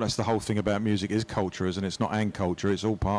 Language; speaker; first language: English; native; English